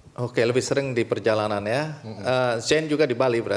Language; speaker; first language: Indonesian; native; Indonesian